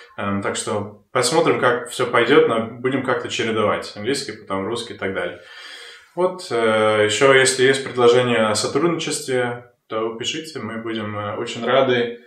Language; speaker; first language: Russian; non-native, fluent; English